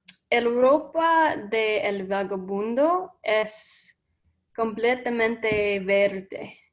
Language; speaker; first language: Spanish; non-native, learner; English